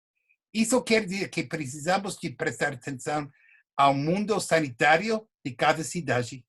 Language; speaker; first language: Portuguese; non-native, fluent; English